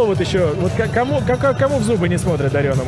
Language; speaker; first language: Russian; native; Russian